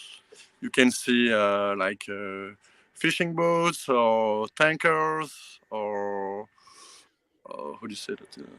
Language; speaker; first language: English; non-native, learner; French